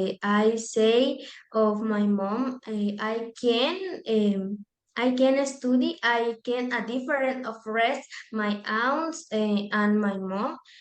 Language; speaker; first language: English; non-native, learner; Spanish